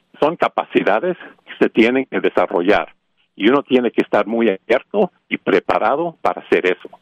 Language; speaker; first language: Spanish; early bilingual, heritage; Spanish